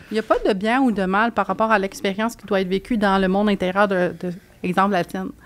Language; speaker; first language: French; native; French